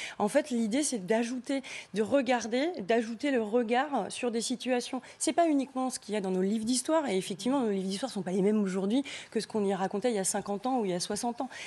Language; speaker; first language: French; native; French